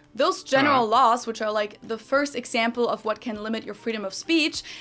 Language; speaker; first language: English; non-native, fluent; German